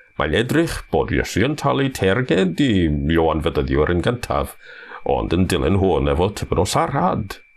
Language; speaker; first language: Welsh; non-native, fluent; English